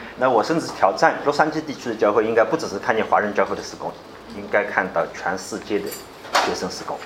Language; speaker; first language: Chinese; native; Chinese